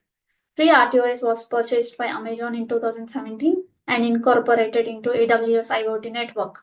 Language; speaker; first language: English; non-native, local second language; Telugu